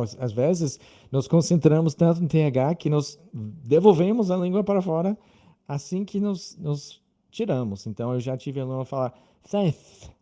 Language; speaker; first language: Portuguese; non-native, fluent; English